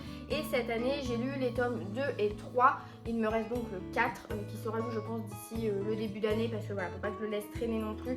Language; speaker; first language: French; native; French